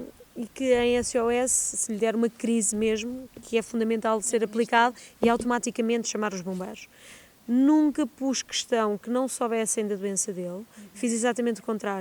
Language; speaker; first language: Portuguese; native; Portuguese